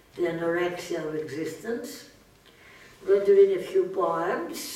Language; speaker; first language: English; non-native, fluent; Greek